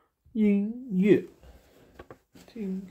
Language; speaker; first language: Chinese; non-native, learner; English